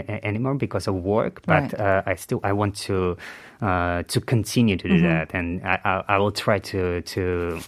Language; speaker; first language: English; non-native, learner; Uzbek